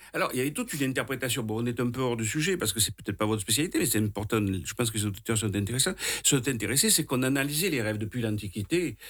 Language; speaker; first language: French; native; French